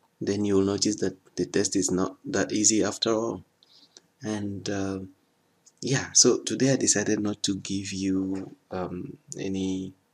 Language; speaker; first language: English; non-native, fluent; French